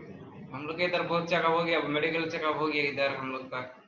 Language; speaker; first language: Hindi; non-native, local second language; Bangla